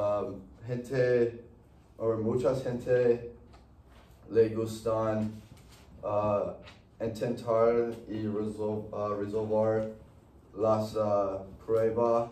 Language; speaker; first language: Spanish; non-native, learner; English